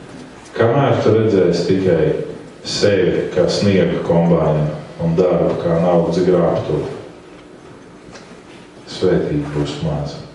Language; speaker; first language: Latvian; native; Latvian